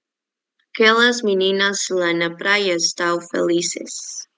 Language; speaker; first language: Portuguese; non-native, learner; Spanish